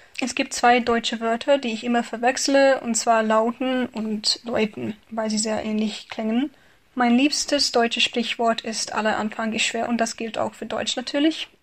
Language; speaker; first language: German; non-native, fluent; Hungarian